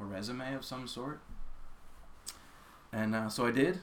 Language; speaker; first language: English; native; English